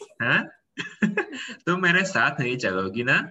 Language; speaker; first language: Hindi; non-native, fluent; Indonesian